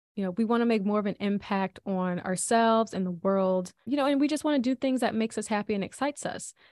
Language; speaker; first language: English; native; English